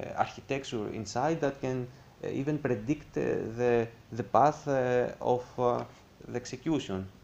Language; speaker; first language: English; non-native, fluent; Greek